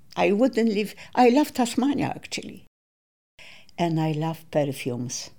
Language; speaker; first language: English; non-native, learner; Polish